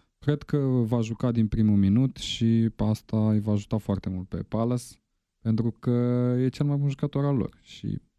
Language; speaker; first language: Romanian; native; Romanian